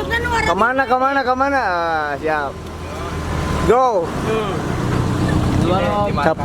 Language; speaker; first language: Indonesian; native; Indonesian